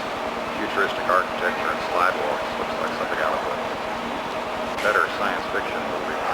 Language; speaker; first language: English; native; English